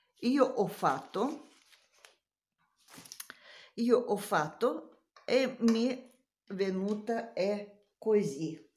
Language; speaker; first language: Italian; non-native, learner; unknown